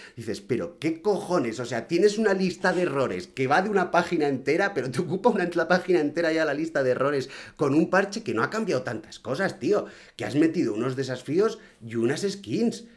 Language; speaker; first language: Spanish; native; Spanish